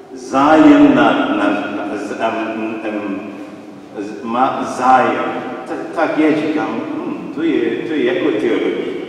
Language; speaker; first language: Czech; non-native, learner; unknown